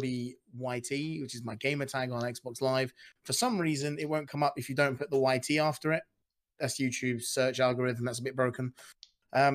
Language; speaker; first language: English; native; English